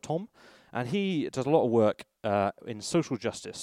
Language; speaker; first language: English; native; English